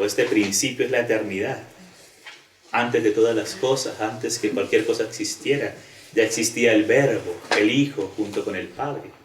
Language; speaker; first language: Spanish; native; Spanish